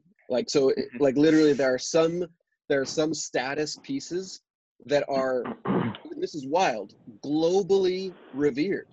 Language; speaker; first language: English; native; English